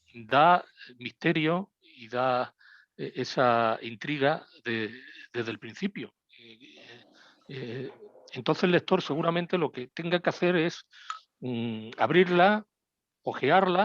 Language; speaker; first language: Spanish; native; Spanish